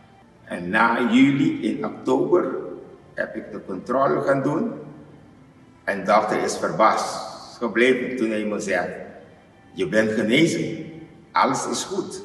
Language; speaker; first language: Dutch; non-native, learner; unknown